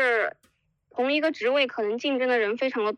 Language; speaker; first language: Chinese; native; Chinese